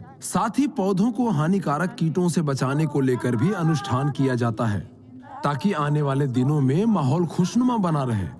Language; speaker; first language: Hindi; native; Hindi